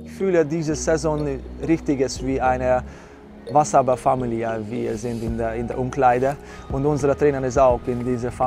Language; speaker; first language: German; non-native, fluent; Hungarian